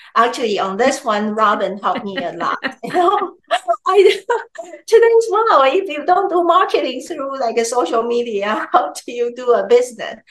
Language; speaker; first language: English; non-native, fluent; Chinese